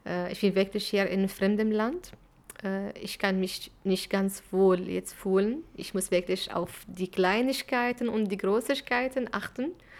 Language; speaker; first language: German; non-native, fluent; Arabic